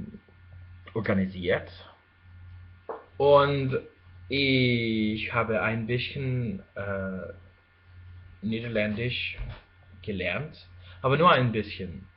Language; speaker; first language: German; non-native, fluent; Spanish